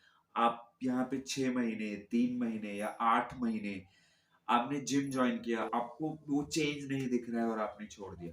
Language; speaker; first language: Hindi; native; Hindi